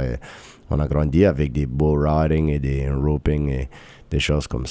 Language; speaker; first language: French; non-native, local second language; English